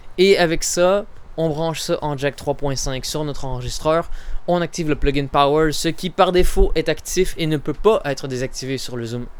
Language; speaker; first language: French; native; French